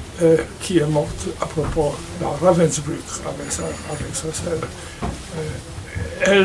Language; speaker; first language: French; non-native, fluent; Polish